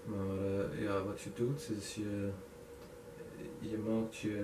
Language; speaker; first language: Dutch; non-native, learner; English